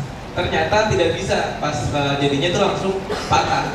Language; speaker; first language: Indonesian; native; Indonesian